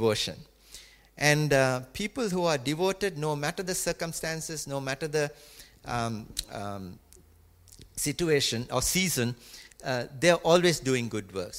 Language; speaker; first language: English; non-native, local second language; Tamil